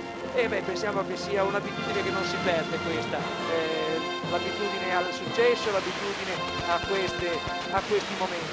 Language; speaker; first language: Italian; native; Italian